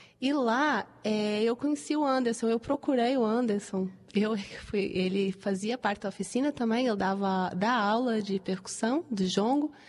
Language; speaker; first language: Portuguese; native; Portuguese